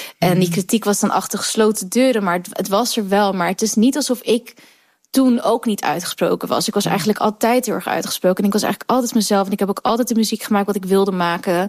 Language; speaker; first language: Dutch; early bilingual, other home language; Kurdish